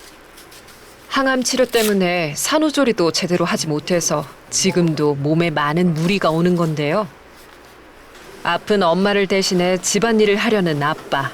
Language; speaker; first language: Korean; native; Korean